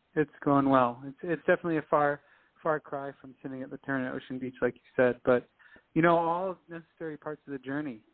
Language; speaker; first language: English; native; English